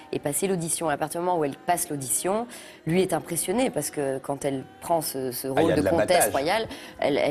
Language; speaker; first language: French; native; French